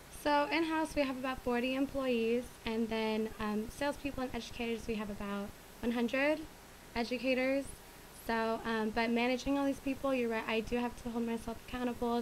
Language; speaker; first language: English; early bilingual, other home language; Spanish